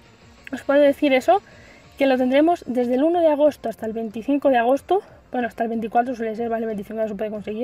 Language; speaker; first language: Spanish; native; Spanish